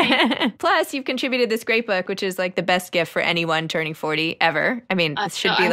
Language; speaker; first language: English; native; English